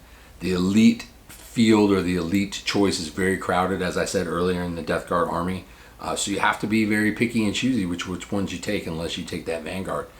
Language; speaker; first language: English; native; English